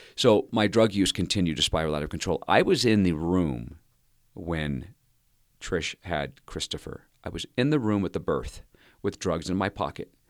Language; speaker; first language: English; native; English